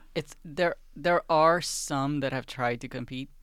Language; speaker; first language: English; early bilingual, other home language; Swedish